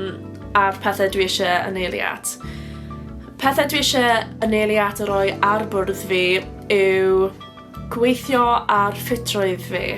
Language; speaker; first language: Welsh; non-native, local second language; English